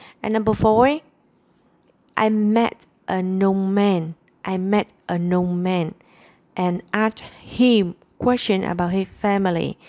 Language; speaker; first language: English; non-native, fluent; Vietnamese